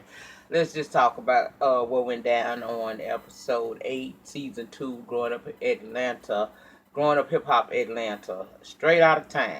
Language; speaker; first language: English; native; English